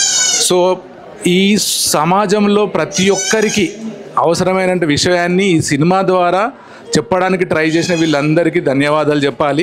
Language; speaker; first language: Telugu; native; Telugu